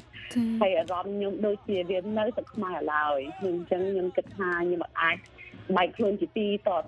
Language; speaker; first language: Khmer; early bilingual, heritage; Khmer